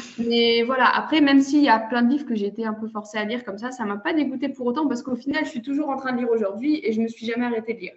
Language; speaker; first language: French; native; French